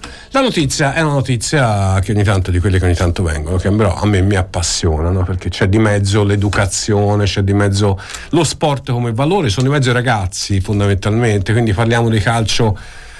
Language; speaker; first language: Italian; native; Italian